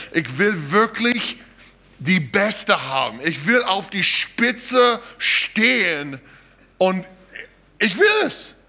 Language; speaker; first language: German; non-native, fluent; English